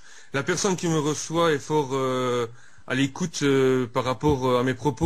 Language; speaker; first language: French; native; French